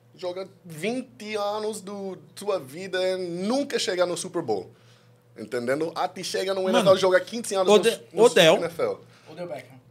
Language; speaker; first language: Portuguese; non-native, fluent; English